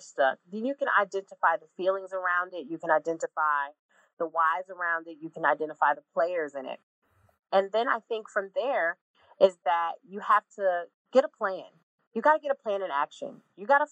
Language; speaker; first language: English; native; English